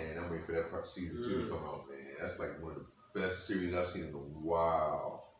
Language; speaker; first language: English; native; English